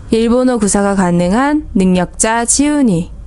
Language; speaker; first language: Korean; native; Korean